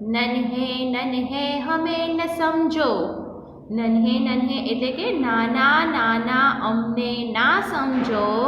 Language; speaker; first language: Hindi; non-native, local second language; Gujarati